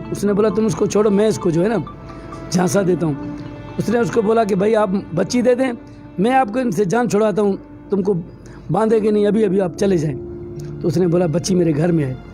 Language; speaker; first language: Urdu; non-native, local second language; Sindhi